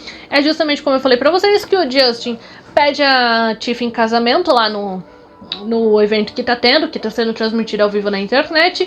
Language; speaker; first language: Portuguese; native; Portuguese